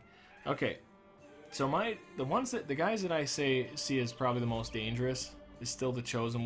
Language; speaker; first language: English; native; English